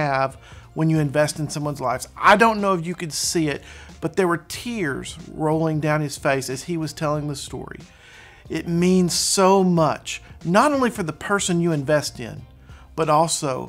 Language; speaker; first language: English; native; English